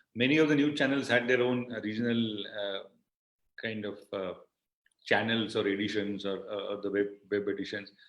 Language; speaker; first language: English; non-native, local second language; Marathi